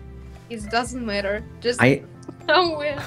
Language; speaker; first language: English; non-native, learner; Russian